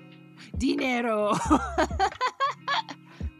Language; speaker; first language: Spanish; non-native, learner; English